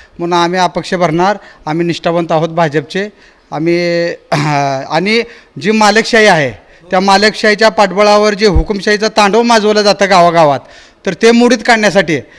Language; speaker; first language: Marathi; native; Marathi